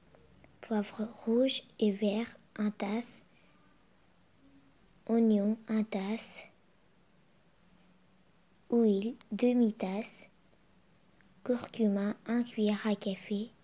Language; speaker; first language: French; non-native, learner; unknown